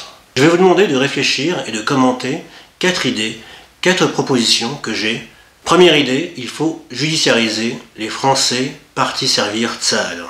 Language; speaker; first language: French; native; French